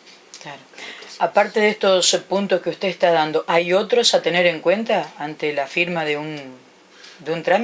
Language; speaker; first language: Spanish; native; Spanish